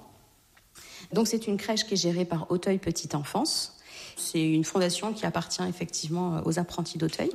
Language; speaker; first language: French; native; French